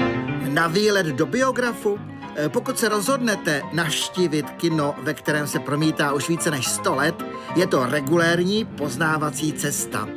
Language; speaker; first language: Czech; native; Czech